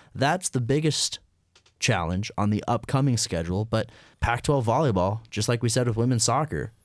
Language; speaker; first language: English; native; English